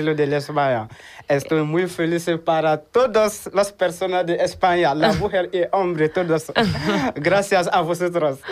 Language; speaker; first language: Spanish; non-native, learner; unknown